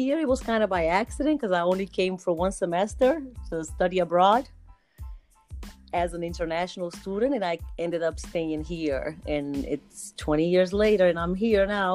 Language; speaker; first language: English; non-native, fluent; Kabuverdianu